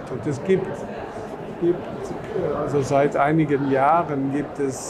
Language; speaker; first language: German; non-native, fluent; Swedish